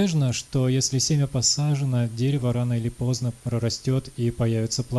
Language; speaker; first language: Russian; native; Russian